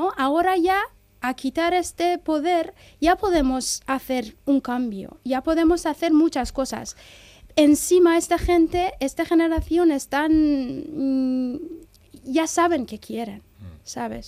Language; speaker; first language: Spanish; non-native, fluent; Persian